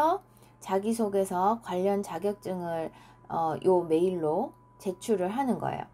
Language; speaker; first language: Korean; native; Korean